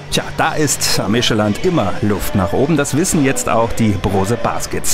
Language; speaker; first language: German; native; German